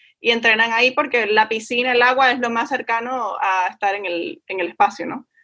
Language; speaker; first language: Spanish; native; Spanish